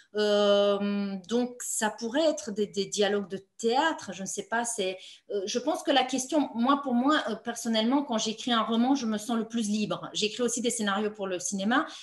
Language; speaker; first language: French; non-native, fluent; Romanian